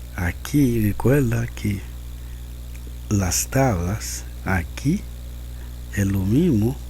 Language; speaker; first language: Spanish; non-native, learner; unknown